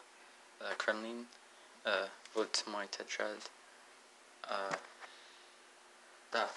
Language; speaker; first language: Russian; non-native, learner; English